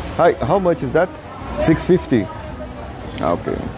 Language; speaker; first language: English; non-native, learner; Portuguese